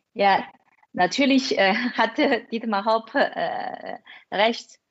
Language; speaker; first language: German; non-native, fluent; Chinese